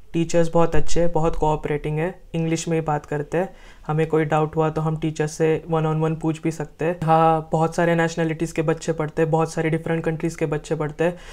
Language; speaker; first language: Hindi; non-native, local second language; Marathi